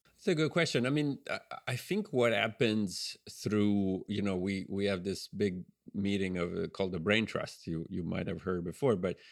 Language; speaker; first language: English; non-native, fluent; Italian